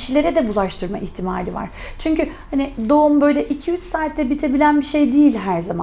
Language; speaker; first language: Turkish; native; Turkish